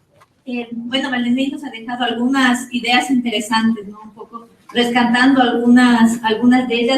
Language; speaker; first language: Spanish; native; Spanish